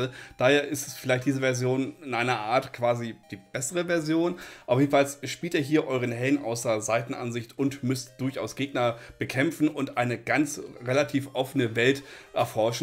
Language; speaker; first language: German; native; German